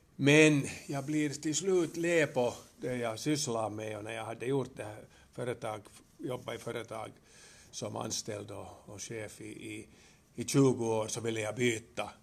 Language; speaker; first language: Swedish; native; Swedish